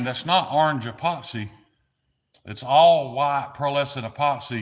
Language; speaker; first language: English; native; English